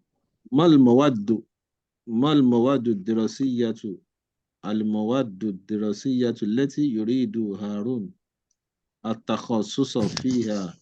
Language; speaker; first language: Arabic; non-native, fluent; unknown